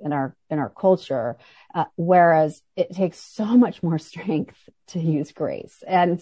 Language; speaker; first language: English; native; English